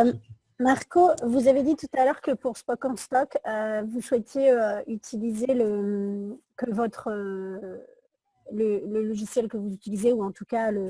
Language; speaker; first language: French; native; French